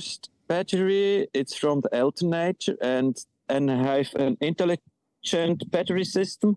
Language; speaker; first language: English; non-native, learner; Swiss German